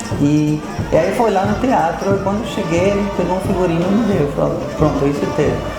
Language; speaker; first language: Portuguese; non-native, fluent; Arabic